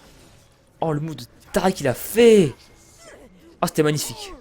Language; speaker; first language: French; native; French